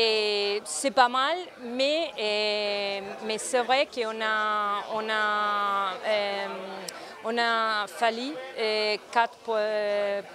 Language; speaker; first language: French; non-native, fluent; Spanish